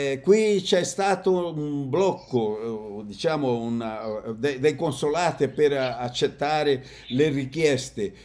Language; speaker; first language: Italian; non-native, fluent; Portuguese